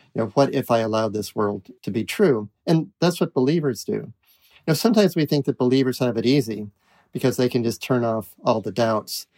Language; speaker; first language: English; native; English